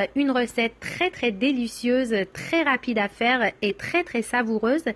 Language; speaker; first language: French; non-native, local second language; Arabic